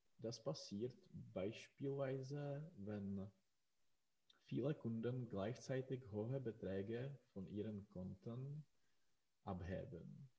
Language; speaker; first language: German; non-native, learner; Czech